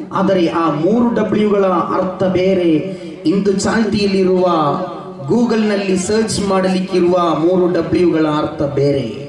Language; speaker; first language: Kannada; non-native, local second language; Malayalam